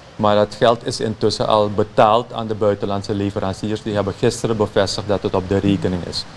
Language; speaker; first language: Dutch; native; Dutch